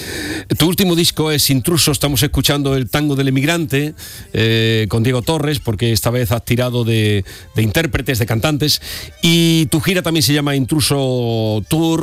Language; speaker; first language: Spanish; native; Spanish